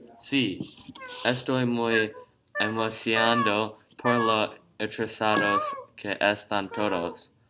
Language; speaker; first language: Spanish; non-native, learner; English